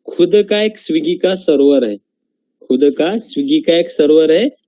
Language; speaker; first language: Hindi; non-native, local second language; Marathi